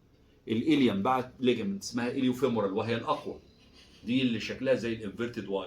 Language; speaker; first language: Arabic; native; Arabic